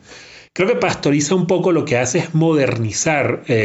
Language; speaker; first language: Spanish; native; Spanish